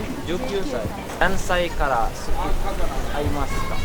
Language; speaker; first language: Japanese; non-native, learner; Indonesian